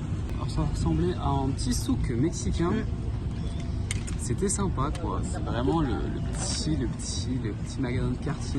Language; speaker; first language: French; native; French